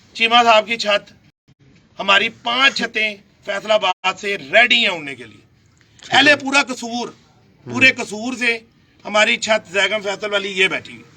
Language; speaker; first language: Urdu; non-native, local second language; Punjabi